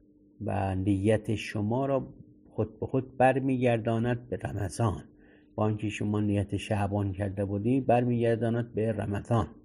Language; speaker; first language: Persian; native; Persian